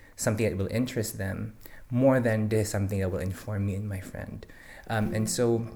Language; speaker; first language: English; non-native, local second language; Filipino